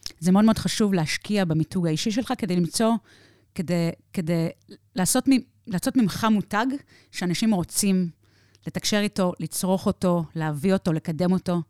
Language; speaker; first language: Hebrew; native; Hebrew